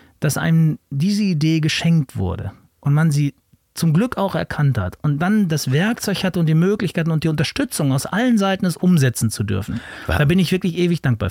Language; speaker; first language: German; native; German